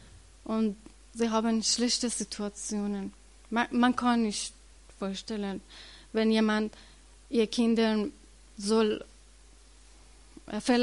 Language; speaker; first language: German; non-native, learner; Persian